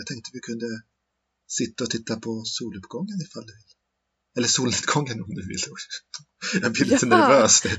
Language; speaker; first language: Swedish; native; Swedish